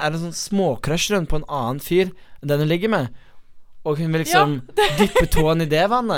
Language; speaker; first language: Norwegian; native; Norwegian